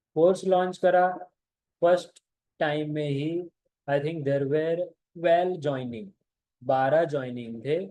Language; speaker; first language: Hindi; non-native, local second language; Gujarati